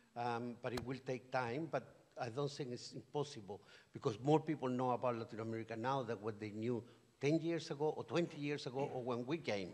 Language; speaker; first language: English; non-native, fluent; Spanish